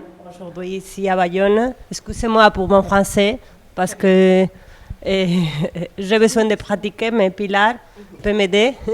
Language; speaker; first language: French; non-native, learner; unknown